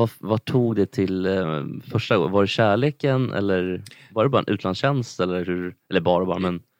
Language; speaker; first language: Swedish; native; Swedish